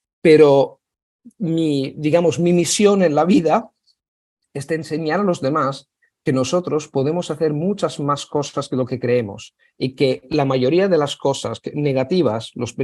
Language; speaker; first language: Spanish; non-native, fluent; Italian